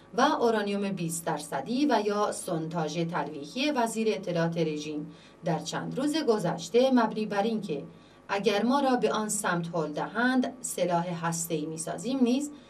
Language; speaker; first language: Persian; non-native, local second language; Central Kurdish